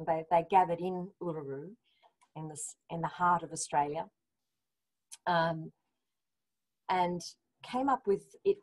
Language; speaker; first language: English; native; English